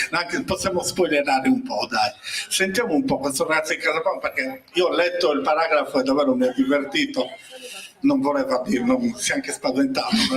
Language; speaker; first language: Italian; native; Italian